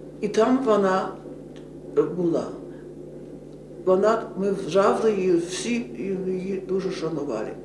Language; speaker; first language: Ukrainian; early bilingual, heritage; Ukrainian